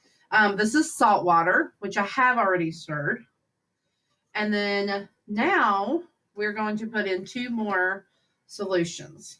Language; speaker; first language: English; native; English